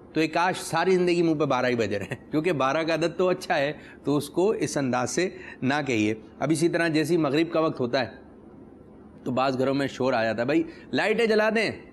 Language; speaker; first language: Urdu; native; Urdu